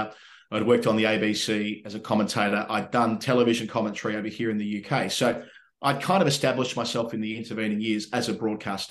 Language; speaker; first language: English; native; English